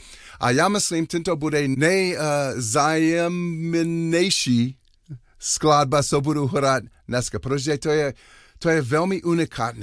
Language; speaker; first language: Czech; non-native, fluent; English